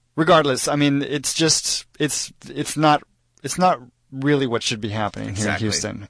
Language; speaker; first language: English; native; English